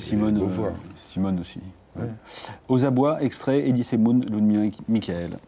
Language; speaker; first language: French; native; French